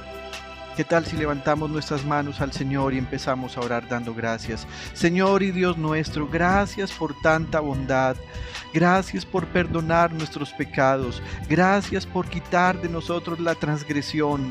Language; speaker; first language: Spanish; native; Spanish